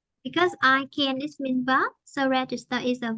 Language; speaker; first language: English; non-native, fluent; Vietnamese